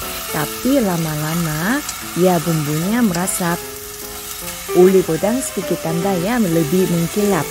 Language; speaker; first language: Indonesian; non-native, fluent; Korean